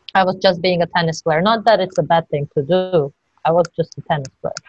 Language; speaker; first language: English; non-native, fluent; Georgian